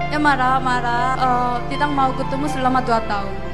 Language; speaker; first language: Indonesian; non-native, fluent; Korean